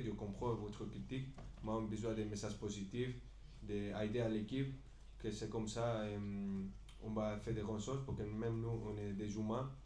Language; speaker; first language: French; non-native, fluent; Spanish